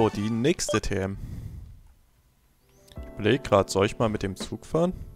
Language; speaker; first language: German; native; German